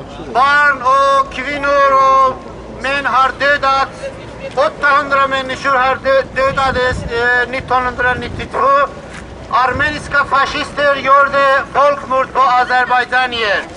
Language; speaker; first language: Swedish; non-native, learner; Azerbaijani